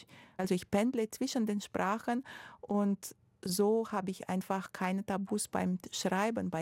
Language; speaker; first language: German; non-native, fluent; Romanian